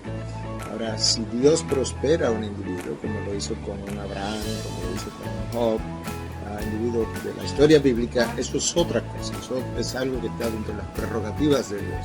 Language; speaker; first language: Spanish; native; Spanish